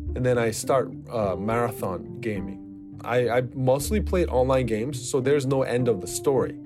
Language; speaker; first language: English; non-native, fluent; Korean